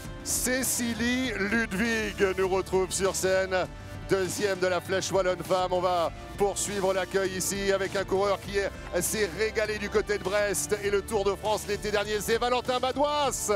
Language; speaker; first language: French; native; French